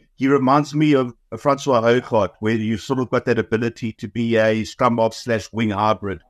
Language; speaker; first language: English; native; English